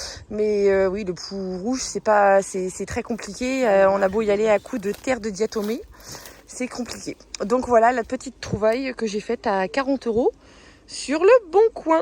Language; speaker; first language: French; native; French